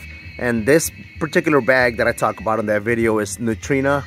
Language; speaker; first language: English; native; English